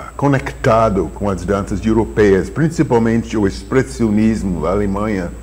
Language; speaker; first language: Portuguese; non-native, fluent; English